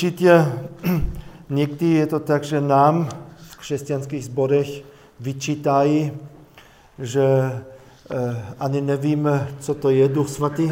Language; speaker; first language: Czech; non-native, fluent; German